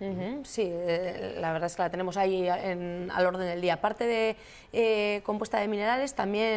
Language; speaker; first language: Spanish; native; Spanish